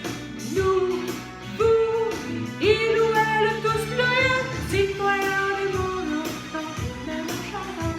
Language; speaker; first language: French; native; French